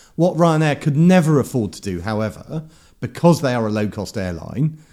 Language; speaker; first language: English; native; English